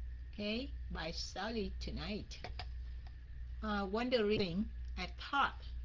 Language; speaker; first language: English; non-native, fluent; Vietnamese